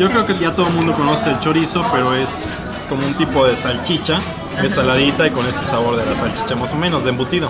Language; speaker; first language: Spanish; native; Spanish